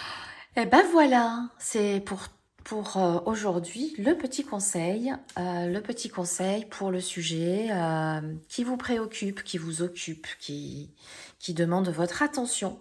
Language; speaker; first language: French; native; French